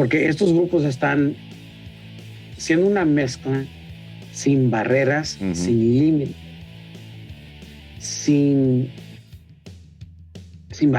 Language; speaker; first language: Spanish; early bilingual, heritage; Spanish